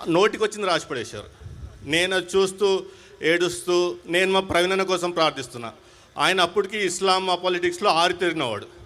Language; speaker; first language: Telugu; non-native, local second language; Hindi